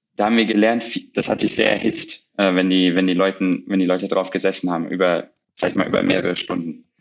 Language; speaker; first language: German; native; German